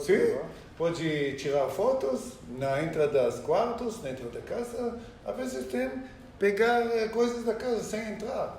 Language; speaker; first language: Portuguese; non-native, learner; Hebrew